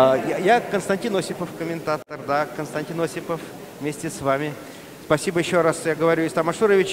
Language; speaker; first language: Russian; native; Russian